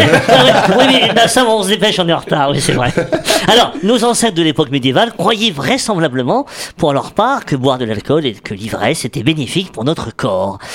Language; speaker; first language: French; native; French